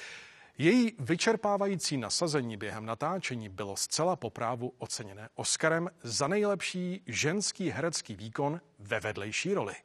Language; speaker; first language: Czech; native; Czech